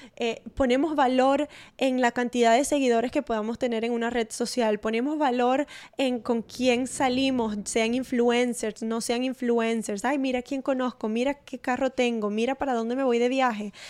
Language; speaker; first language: Spanish; native; Spanish